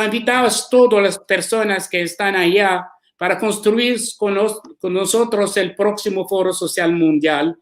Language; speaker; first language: Spanish; non-native, learner; Arabic